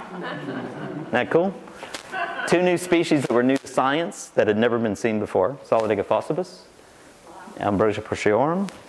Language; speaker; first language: English; native; English